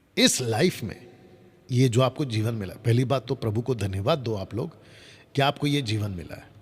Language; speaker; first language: Hindi; non-native, local second language; Telugu